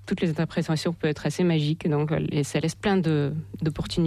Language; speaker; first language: French; non-native, fluent; Russian